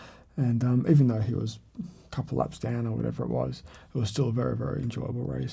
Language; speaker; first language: English; native; English